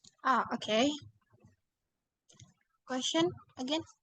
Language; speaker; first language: English; non-native, learner; Indonesian